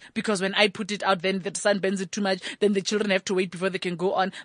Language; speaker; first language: English; non-native, local second language; Tswana